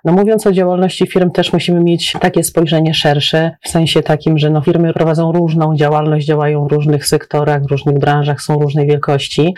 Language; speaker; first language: Polish; native; Polish